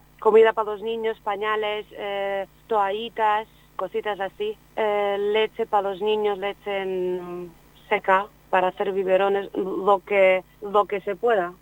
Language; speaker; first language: Spanish; non-native, fluent; Ukrainian